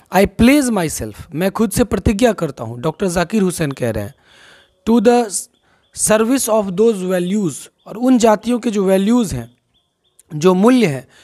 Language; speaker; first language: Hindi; non-native, local second language; Maithili